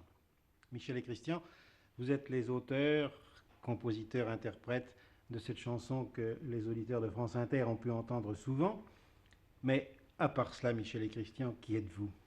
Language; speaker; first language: French; native; French